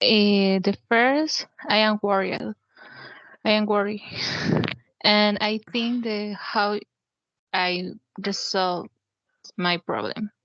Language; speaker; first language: English; non-native, learner; Spanish